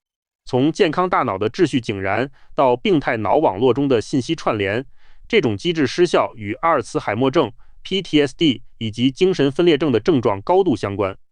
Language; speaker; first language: Chinese; native; Chinese